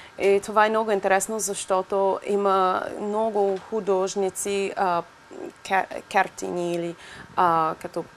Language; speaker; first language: Bulgarian; non-native, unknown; English